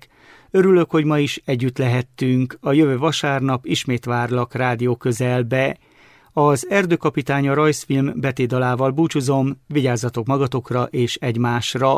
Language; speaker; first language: Hungarian; native; Hungarian